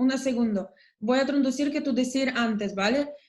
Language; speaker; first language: Spanish; non-native, learner; Russian